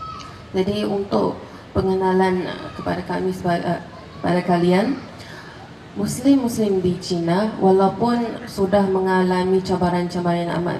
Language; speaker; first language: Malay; non-native, fluent; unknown